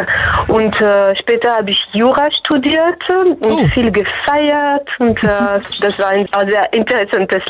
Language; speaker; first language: German; non-native, fluent; French